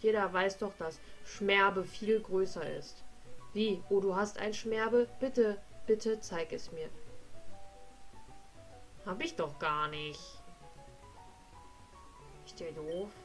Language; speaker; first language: German; native; German